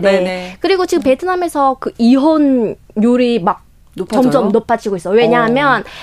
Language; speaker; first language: Korean; non-native, learner; Vietnamese